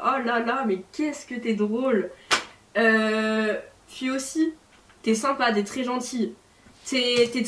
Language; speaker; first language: French; native; French